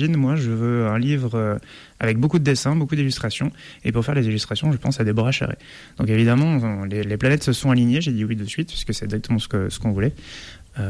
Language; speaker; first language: French; native; French